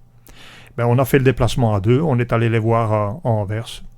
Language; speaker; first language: French; native; French